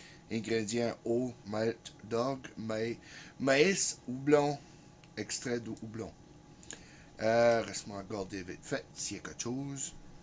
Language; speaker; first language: French; early bilingual, heritage; French